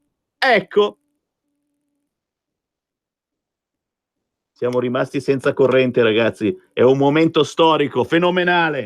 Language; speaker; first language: Italian; native; Italian